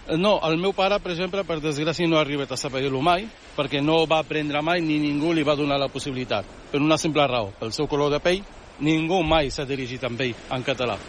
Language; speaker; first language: Catalan; early bilingual, other home language; Arabic